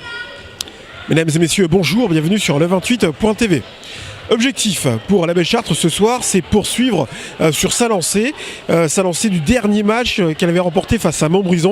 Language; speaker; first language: French; native; French